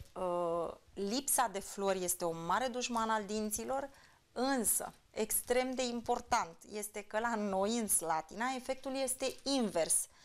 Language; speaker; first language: Romanian; native; Romanian